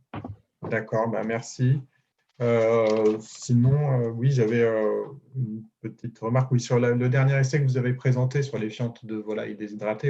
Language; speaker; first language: French; native; French